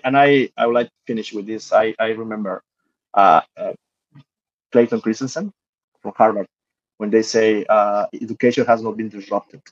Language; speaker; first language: English; non-native, fluent; Spanish